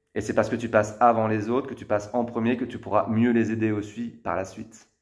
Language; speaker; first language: French; native; French